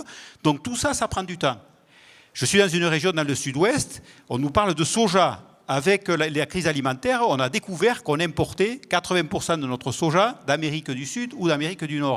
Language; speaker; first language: French; native; French